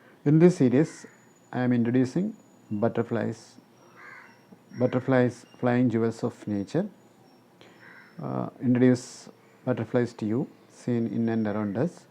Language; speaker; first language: English; non-native, local second language; Malayalam